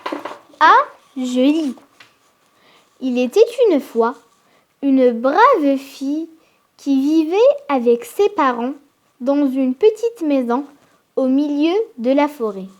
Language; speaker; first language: French; non-native, local second language; Arabic